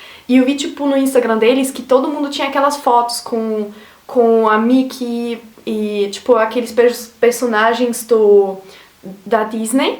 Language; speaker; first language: Portuguese; non-native, fluent; German